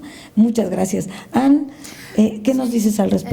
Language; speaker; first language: Spanish; native; Spanish